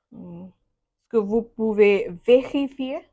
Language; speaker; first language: French; non-native, learner; Bangla